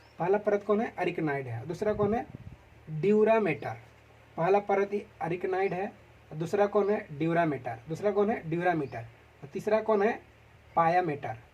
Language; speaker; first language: Hindi; native; Hindi